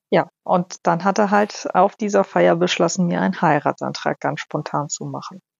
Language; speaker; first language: German; early bilingual, other home language; Polish